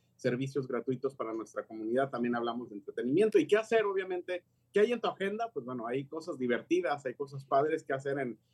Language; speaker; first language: Spanish; native; Spanish